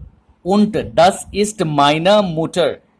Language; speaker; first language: German; non-native, learner; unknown